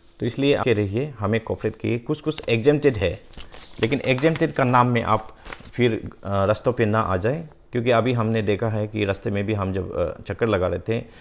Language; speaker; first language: Hindi; non-native, local second language; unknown